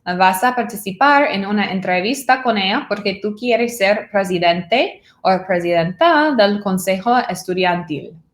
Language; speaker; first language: Spanish; non-native, fluent; English